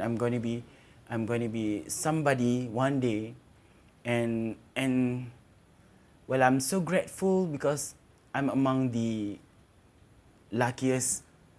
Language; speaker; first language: English; non-native, local second language; Malay